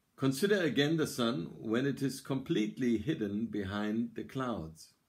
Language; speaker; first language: English; non-native, fluent; German